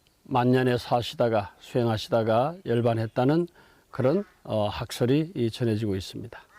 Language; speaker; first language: Korean; native; Korean